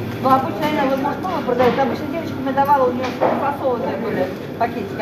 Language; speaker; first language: Russian; native; Russian